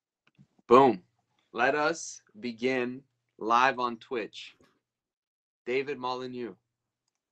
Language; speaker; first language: English; native; English